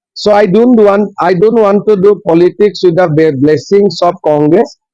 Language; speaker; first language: English; non-native, local second language; Assamese